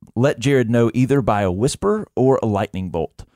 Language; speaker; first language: English; native; English